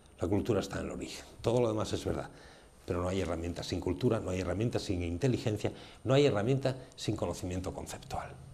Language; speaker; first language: Spanish; native; Spanish